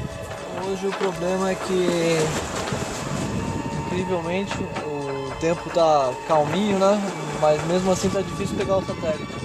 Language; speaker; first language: Portuguese; non-native, fluent; French